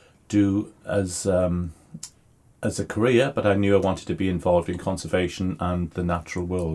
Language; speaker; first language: English; native; English